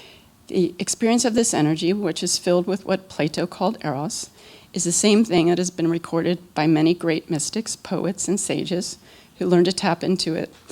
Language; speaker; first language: English; native; English